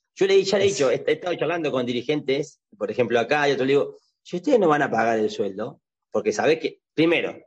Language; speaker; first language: Spanish; native; Spanish